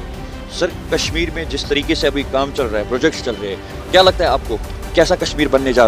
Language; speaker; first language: Hindi; non-native, local second language; Kashmiri